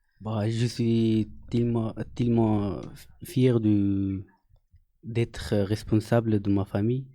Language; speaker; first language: French; non-native, learner; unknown